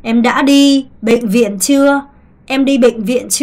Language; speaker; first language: Vietnamese; non-native, fluent; Korean